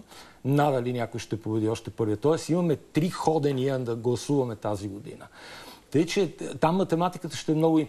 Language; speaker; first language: Bulgarian; native; Bulgarian